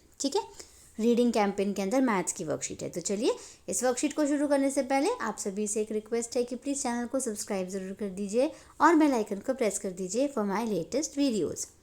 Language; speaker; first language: Hindi; native; Hindi